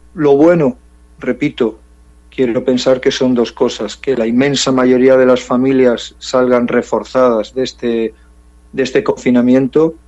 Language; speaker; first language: Spanish; early bilingual, heritage; English